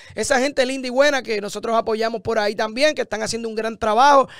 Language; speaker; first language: Spanish; native; Spanish